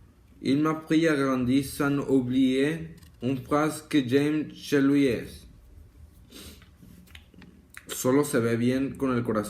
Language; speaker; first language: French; non-native, learner; Spanish